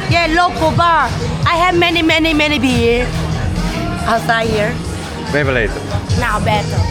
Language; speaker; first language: English; non-native, learner; Vietnamese